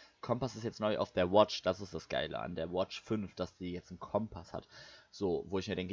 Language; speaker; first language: German; native; German